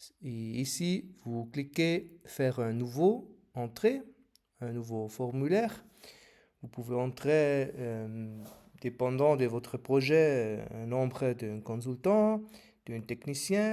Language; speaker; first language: French; non-native, learner; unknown